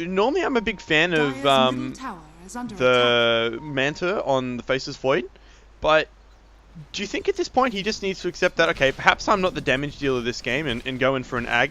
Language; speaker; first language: English; native; English